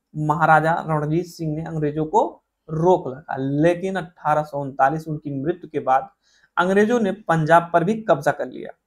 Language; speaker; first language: Hindi; native; Hindi